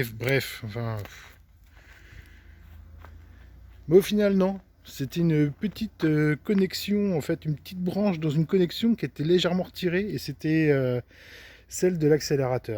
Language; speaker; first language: French; native; French